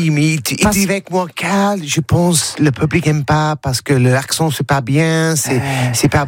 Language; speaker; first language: French; non-native, learner; English